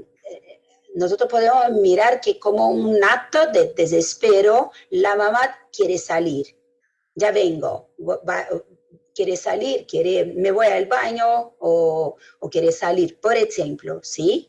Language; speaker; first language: Spanish; non-native, fluent; Portuguese